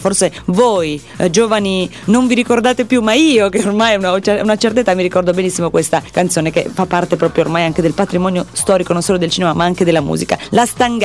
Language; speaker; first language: Italian; native; Italian